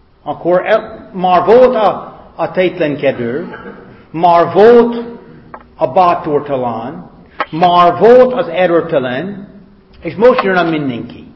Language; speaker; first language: Hungarian; non-native, fluent; English